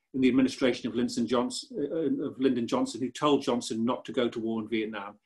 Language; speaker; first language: English; native; English